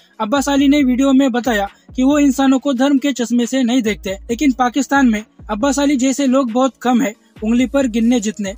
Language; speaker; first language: Hindi; native; Hindi